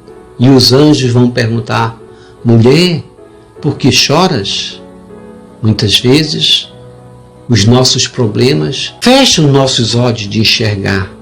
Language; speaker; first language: Portuguese; native; Portuguese